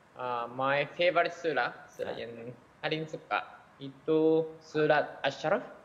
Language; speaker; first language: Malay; non-native, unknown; Japanese